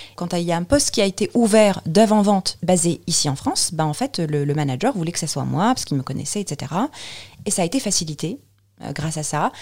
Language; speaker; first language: French; non-native, local second language; Arabic